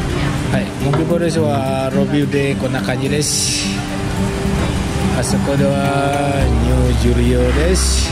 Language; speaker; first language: Japanese; non-native, learner; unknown